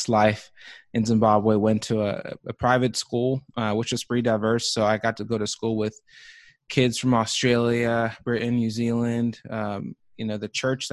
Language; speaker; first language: English; early bilingual, other home language; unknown